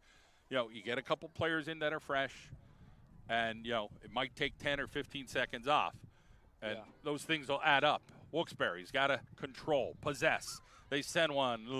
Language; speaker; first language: English; native; English